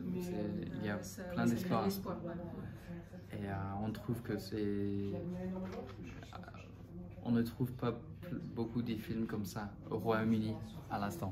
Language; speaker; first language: French; non-native, fluent; English